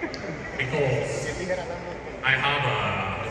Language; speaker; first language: English; non-native, learner; Japanese